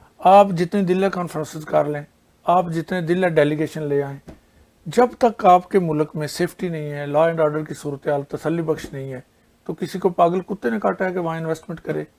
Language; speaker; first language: Urdu; non-native, local second language; Punjabi